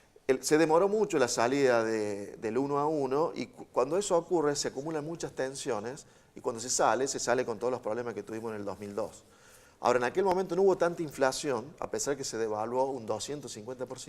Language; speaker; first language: Spanish; native; Spanish